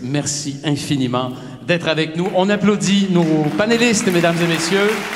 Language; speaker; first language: French; native; French